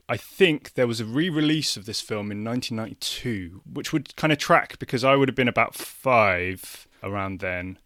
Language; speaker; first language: English; native; English